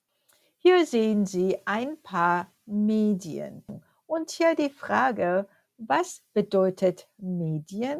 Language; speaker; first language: German; non-native, fluent; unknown